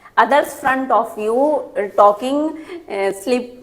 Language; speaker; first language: English; non-native, learner; Hindi